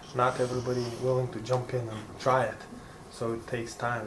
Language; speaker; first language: English; non-native, fluent; Lithuanian